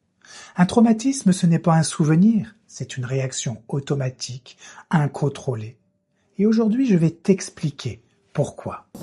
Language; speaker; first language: French; native; French